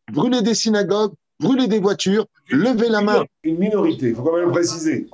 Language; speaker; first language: French; native; French